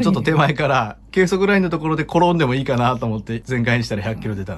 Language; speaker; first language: Japanese; native; Japanese